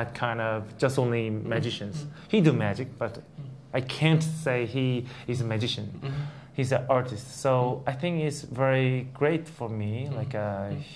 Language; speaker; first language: English; non-native, learner; Korean